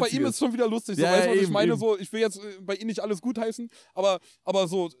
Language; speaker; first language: German; native; German